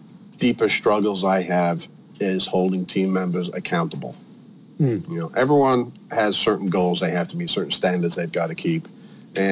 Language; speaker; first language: English; native; English